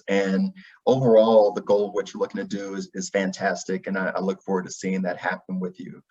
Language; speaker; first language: English; native; English